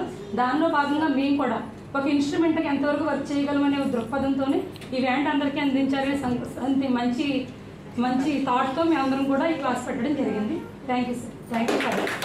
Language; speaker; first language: Telugu; native; Telugu